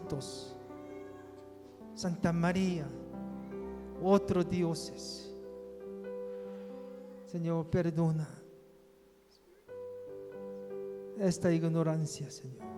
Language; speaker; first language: Spanish; non-native, fluent; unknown